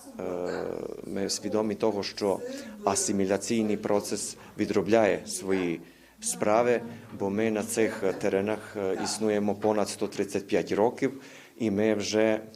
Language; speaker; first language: Ukrainian; early bilingual, heritage; Ukrainian